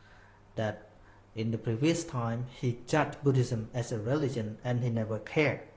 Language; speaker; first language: English; non-native, fluent; Khmer